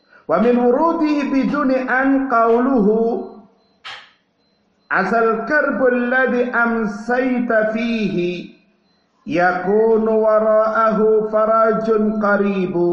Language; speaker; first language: Arabic; non-native, fluent; Indonesian